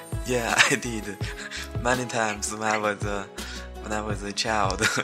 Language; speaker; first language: English; non-native, learner; Chinese